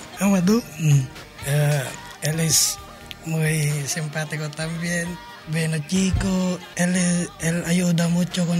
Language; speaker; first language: Spanish; non-native, learner; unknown